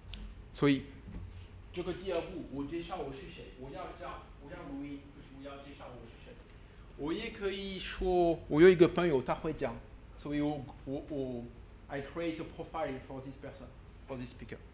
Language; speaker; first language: Chinese; non-native, learner; French